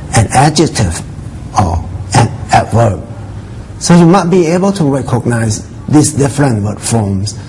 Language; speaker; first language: English; non-native, fluent; Thai